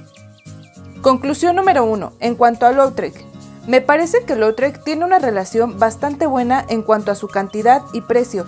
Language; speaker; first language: Spanish; native; Spanish